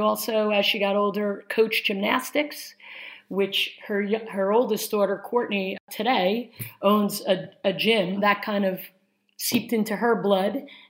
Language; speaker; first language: English; native; English